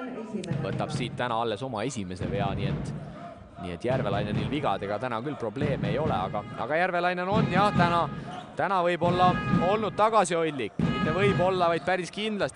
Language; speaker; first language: Estonian; native; Estonian